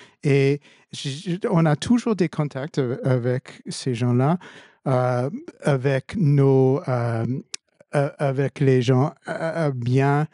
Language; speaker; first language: French; non-native, fluent; English